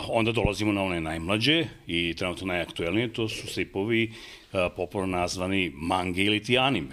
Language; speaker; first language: Serbian; native; Serbian